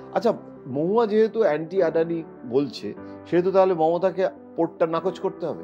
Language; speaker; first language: Bangla; native; Bangla